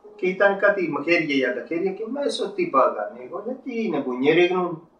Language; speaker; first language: Greek; non-native, learner; Urdu